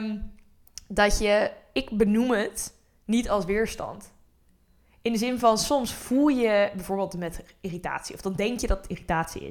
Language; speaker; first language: Dutch; native; Dutch